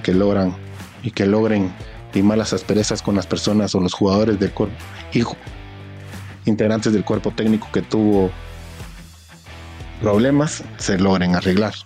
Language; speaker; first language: Spanish; native; Spanish